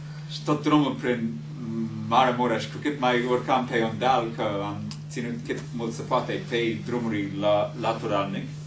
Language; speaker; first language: Romanian; non-native, fluent; English